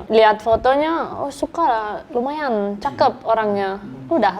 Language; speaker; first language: Indonesian; non-native, fluent; Spanish